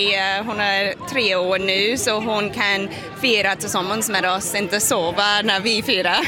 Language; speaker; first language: Swedish; non-native, learner; English